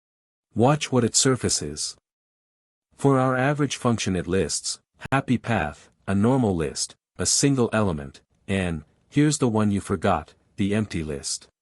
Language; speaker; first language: English; native; English